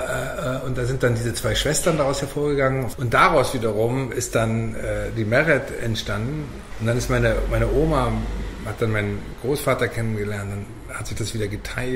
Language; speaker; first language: German; native; German